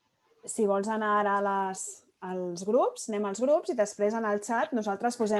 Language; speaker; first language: Catalan; native; Catalan